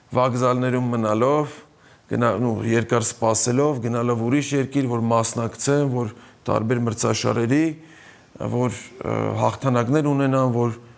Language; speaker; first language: Armenian; early bilingual, heritage; Armenian